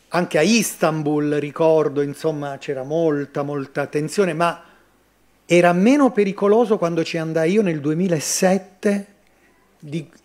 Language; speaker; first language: Italian; native; Italian